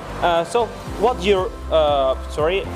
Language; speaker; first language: English; non-native, learner; Indonesian